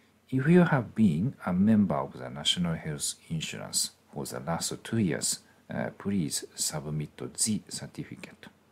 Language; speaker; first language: English; non-native, fluent; Japanese